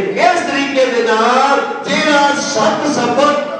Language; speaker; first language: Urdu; non-native, local second language; Punjabi